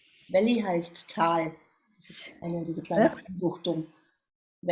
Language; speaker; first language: German; native; German